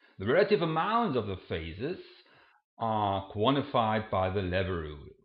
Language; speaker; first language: English; non-native, fluent; German